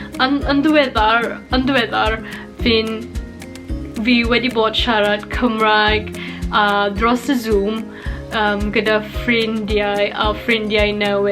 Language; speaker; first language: Welsh; non-native, learner; Malay